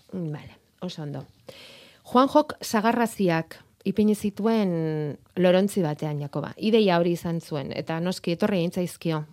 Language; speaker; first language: Basque; native; Basque